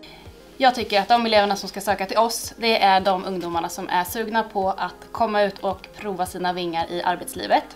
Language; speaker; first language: Swedish; native; Swedish